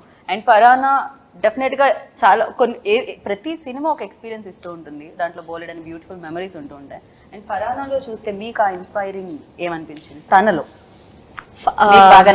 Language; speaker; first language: Telugu; native; Telugu